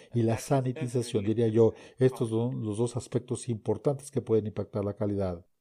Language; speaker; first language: Spanish; non-native, fluent; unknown